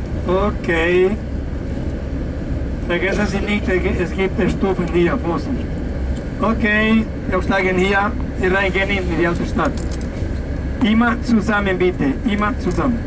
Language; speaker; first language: German; non-native, learner; Spanish